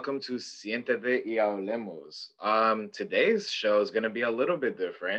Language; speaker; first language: English; native; English